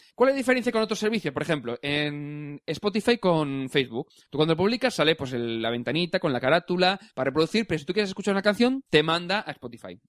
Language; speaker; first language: Spanish; native; Spanish